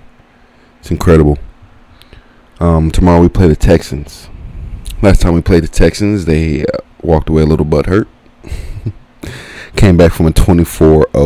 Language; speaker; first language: English; native; English